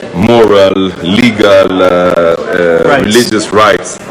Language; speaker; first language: English; non-native, fluent; Hebrew